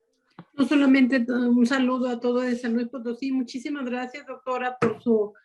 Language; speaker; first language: Spanish; native; Spanish